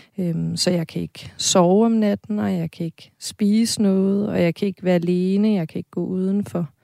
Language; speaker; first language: Danish; native; Danish